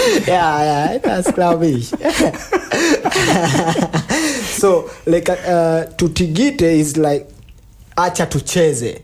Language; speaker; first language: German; non-native, learner; Swahili